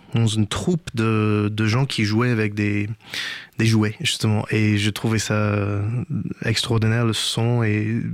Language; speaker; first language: French; non-native, fluent; English